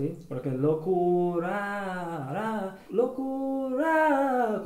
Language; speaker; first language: Spanish; non-native, learner; Russian